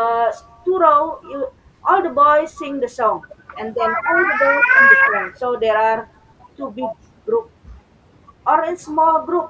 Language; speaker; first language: English; non-native, learner; Indonesian